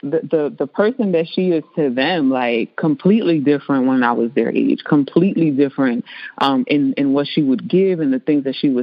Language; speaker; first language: English; early bilingual, other home language; Spanish